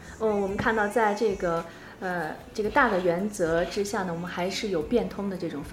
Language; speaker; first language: Chinese; native; Chinese